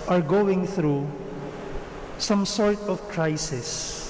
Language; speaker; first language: English; non-native, local second language; Filipino